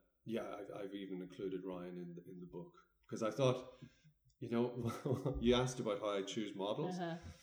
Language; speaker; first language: English; native; English